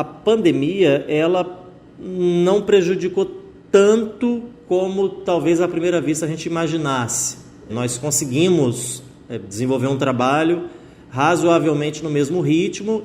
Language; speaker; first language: Portuguese; native; Portuguese